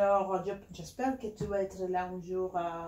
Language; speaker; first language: French; non-native, fluent; Spanish